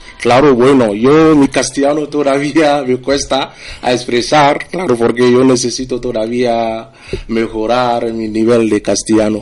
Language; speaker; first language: Spanish; non-native, fluent; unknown